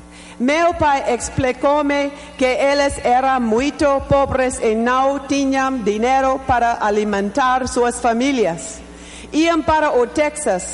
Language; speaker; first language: Portuguese; non-native, learner; English